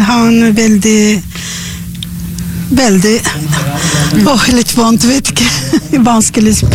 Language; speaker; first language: Norwegian; non-native, learner; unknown